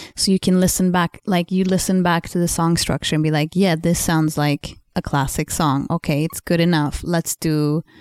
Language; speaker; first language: English; non-native, fluent; Swedish